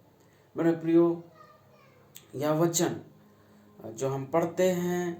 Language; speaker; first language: Hindi; native; Hindi